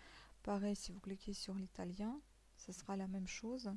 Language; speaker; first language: French; native; French